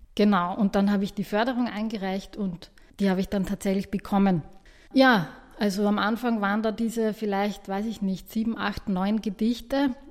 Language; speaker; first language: German; native; German